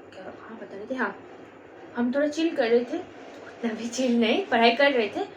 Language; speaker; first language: Hindi; non-native, local second language; Bangla